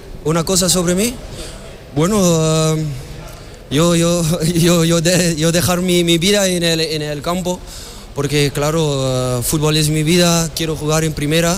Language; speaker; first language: Spanish; non-native, learner; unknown